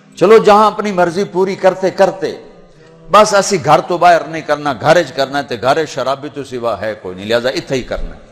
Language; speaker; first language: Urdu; non-native, local second language; Punjabi